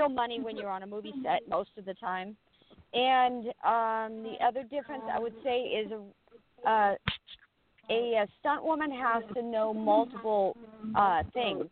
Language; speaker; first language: English; native; English